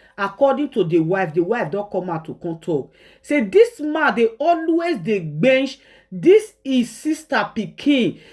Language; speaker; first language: Nigerian Pidgin; native; Nigerian Pidgin